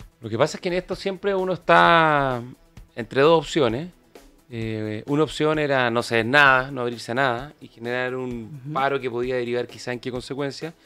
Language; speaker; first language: Spanish; native; Spanish